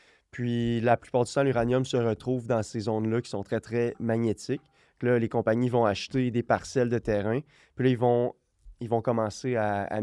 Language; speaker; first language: French; native; French